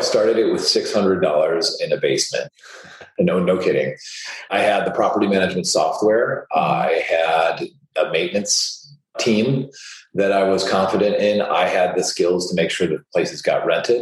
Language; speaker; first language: English; native; English